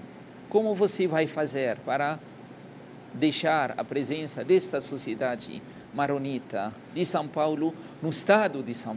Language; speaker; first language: Portuguese; non-native, fluent; Arabic